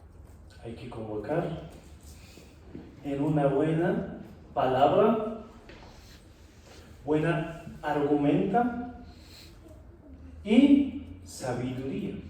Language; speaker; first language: Spanish; non-native, fluent; Persian